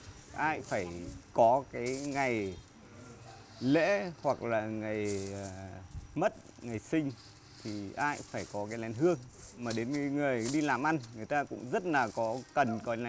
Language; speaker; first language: Vietnamese; native; Vietnamese